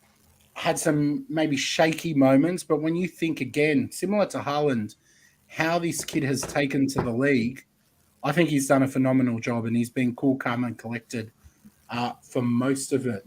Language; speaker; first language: English; native; English